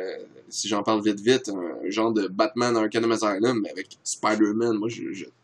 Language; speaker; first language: French; native; French